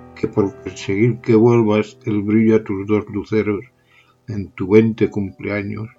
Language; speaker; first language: Spanish; non-native, local second language; Catalan